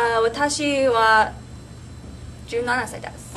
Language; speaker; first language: Japanese; non-native, learner; English